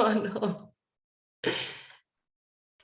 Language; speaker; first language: French; non-native, learner; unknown